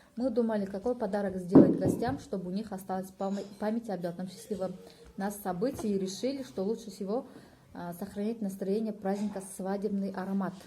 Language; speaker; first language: Russian; non-native, local second language; Kyrgyz